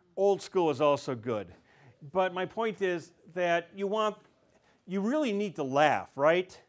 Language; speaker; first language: English; native; English